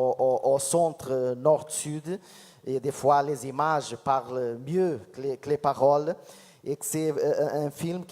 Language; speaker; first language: French; non-native, fluent; Portuguese